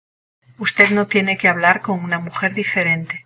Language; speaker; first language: Spanish; non-native, learner; English